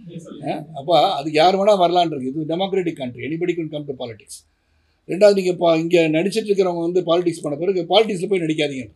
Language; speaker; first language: Tamil; native; Tamil